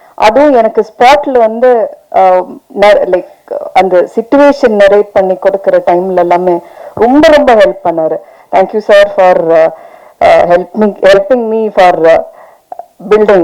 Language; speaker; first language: Tamil; non-native, fluent; Malayalam